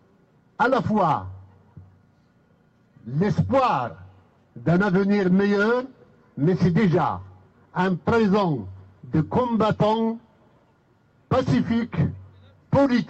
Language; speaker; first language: French; non-native, local second language; Kabyle